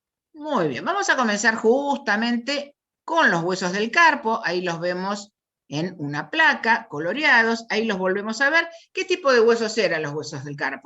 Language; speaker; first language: Spanish; native; Spanish